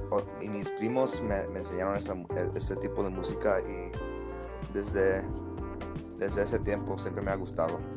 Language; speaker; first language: Spanish; early bilingual, heritage; Spanish